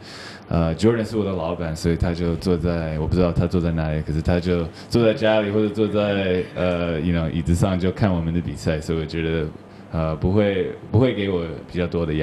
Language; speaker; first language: Chinese; early bilingual, heritage; English